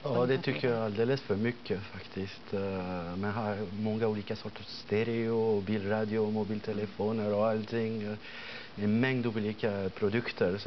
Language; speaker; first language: Swedish; non-native, fluent; French